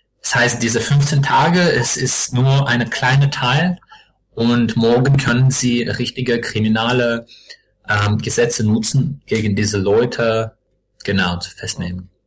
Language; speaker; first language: German; non-native, learner; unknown